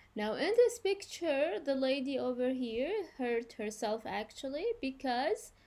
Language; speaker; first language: English; non-native, fluent; Arabic